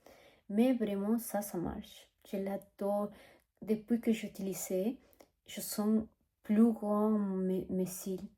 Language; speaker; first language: French; non-native, learner; Spanish